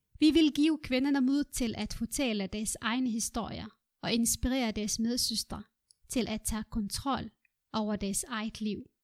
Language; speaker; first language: Danish; non-native, fluent; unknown